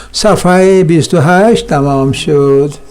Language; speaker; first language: Persian; non-native, fluent; Kashmiri